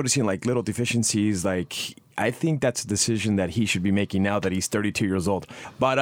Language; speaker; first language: English; native; English